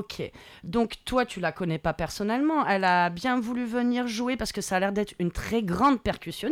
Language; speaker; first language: French; native; French